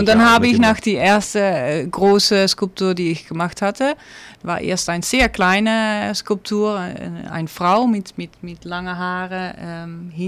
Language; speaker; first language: German; non-native, learner; Dutch